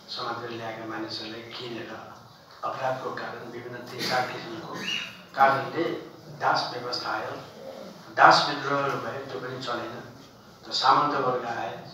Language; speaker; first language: Nepali; non-native, local second language; Newari